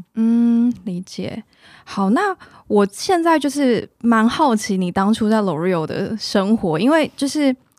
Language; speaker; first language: Chinese; native; Chinese